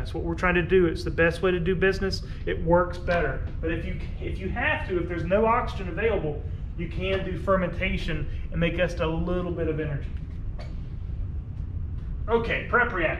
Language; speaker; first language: English; native; English